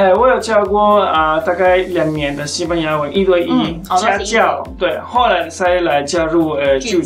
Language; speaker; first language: Chinese; non-native, fluent; Spanish